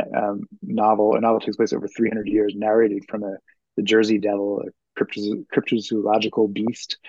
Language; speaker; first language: English; native; English